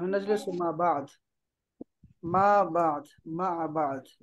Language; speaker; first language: Arabic; non-native, fluent; Urdu